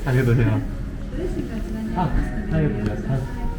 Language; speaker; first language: Japanese; non-native, learner; Korean